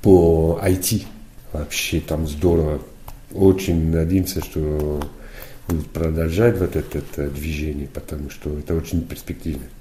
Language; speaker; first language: Russian; non-native, fluent; French